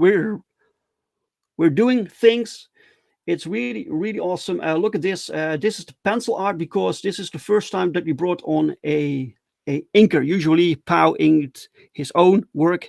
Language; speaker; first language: English; non-native, fluent; Dutch